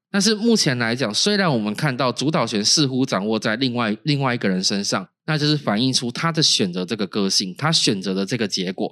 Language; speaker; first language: Chinese; native; Chinese